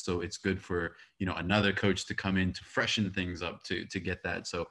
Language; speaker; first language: English; native; English